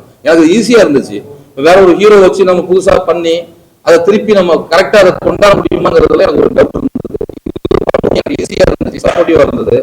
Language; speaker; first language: Tamil; native; Tamil